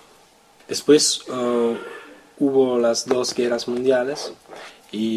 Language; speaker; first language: Spanish; non-native, fluent; French